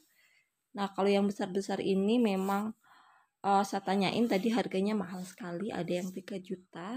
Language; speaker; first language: Indonesian; native; Indonesian